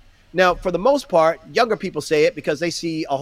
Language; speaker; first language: English; native; English